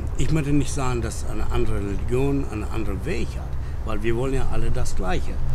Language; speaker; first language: German; non-native, fluent; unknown